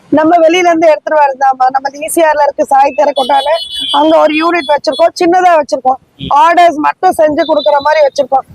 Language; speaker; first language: Tamil; native; Tamil